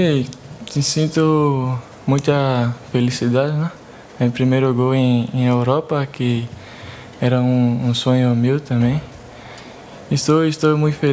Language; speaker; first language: Spanish; non-native, learner; Portuguese